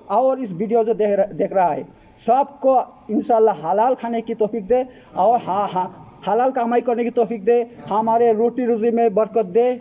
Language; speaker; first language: Hindi; non-native, fluent; Bangla